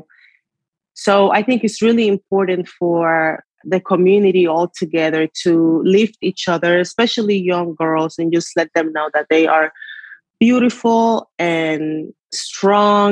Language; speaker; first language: English; non-native, fluent; Spanish